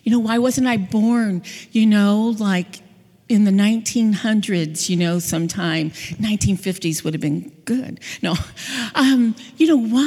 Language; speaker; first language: English; native; English